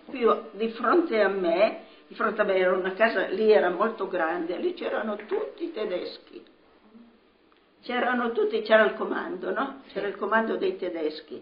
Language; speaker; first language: Italian; native; Italian